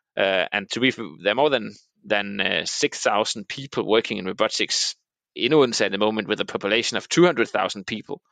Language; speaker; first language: English; non-native, fluent; Danish